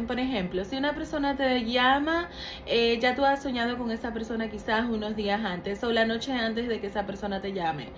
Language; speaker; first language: Spanish; native; Spanish